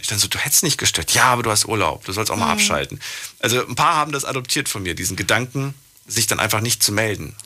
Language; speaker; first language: German; native; German